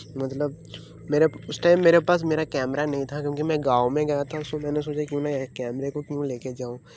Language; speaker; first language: Hindi; non-native, local second language; Bangla